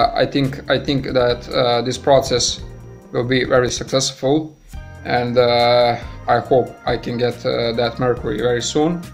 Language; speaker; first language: English; non-native, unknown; Serbian